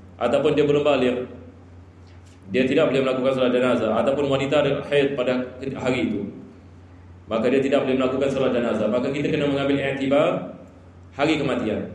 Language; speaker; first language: Malay; non-native, fluent; Arabic